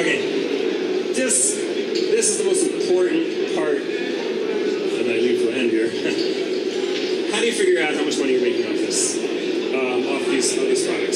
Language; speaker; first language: English; native; English